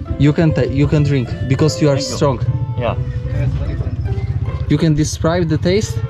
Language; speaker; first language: English; non-native, learner; Polish